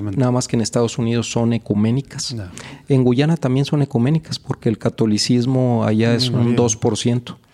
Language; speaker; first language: Spanish; native; Spanish